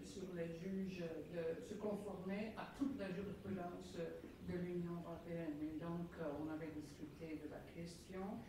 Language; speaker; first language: French; non-native, fluent; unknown